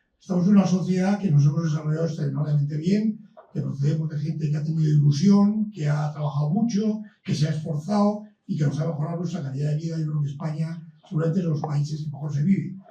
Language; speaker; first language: Spanish; native; Spanish